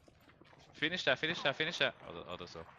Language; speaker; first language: German; native; German